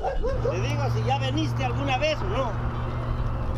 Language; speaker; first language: Spanish; native; Spanish